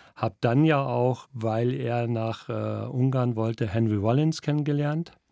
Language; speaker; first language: German; native; German